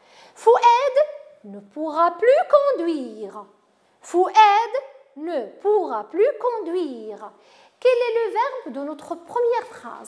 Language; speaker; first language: French; non-native, local second language; Arabic